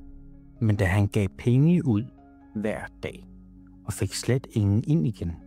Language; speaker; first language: Danish; native; Danish